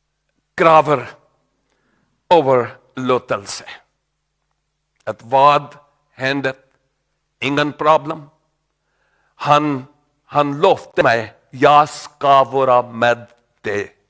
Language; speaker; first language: Swedish; non-native, learner; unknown